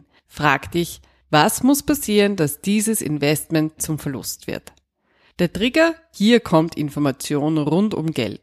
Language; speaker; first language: German; native; German